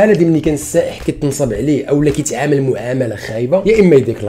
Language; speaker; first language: Arabic; native; Arabic